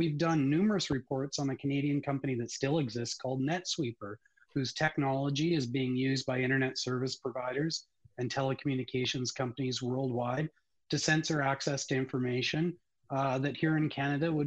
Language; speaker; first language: English; native; English